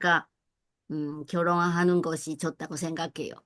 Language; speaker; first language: Korean; non-native, learner; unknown